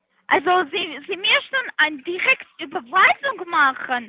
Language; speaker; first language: German; non-native, learner; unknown